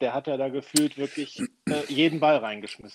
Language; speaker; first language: German; native; German